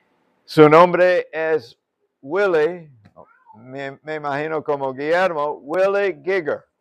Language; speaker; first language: Spanish; non-native, fluent; English